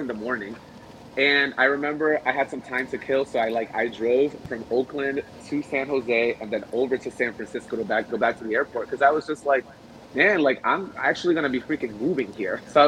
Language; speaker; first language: English; early bilingual, other home language; Spanish